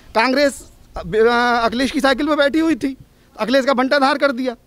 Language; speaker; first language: Hindi; native; Hindi